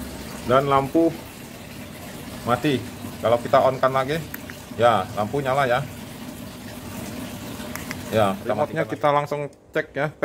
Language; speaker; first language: Indonesian; native; Indonesian